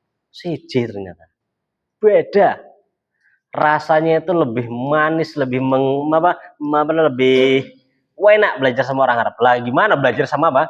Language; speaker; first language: Indonesian; native; Indonesian